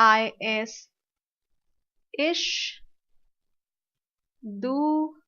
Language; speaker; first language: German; non-native, learner; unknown